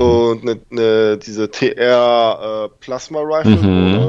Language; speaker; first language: German; native; German